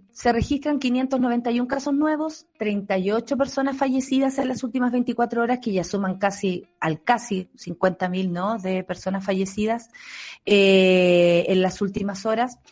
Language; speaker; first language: Spanish; native; Spanish